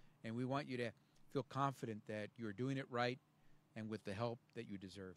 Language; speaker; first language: English; early bilingual, other home language; Spanish